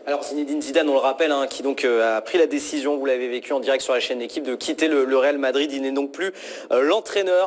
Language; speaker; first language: French; native; French